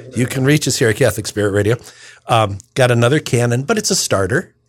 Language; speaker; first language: English; native; English